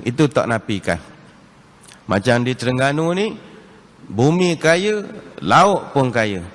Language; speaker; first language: Malay; native; Malay